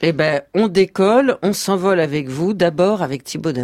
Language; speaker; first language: French; native; French